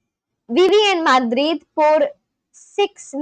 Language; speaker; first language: Spanish; non-native, learner; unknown